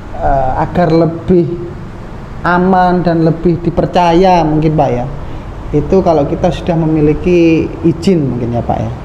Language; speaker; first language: Indonesian; native; Indonesian